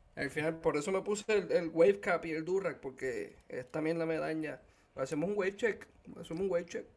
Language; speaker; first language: Spanish; native; Spanish